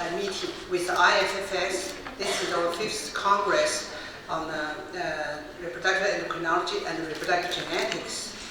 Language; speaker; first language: English; non-native, fluent; Chinese